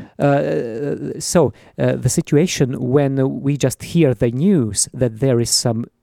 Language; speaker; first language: English; non-native, fluent; Latvian